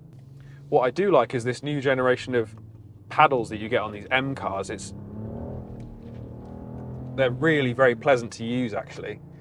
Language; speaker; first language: English; native; English